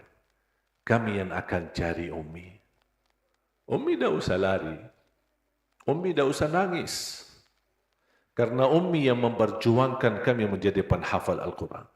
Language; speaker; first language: Indonesian; non-native, fluent; Arabic